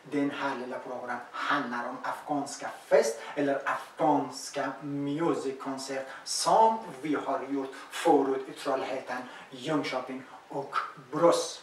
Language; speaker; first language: Swedish; non-native, learner; Persian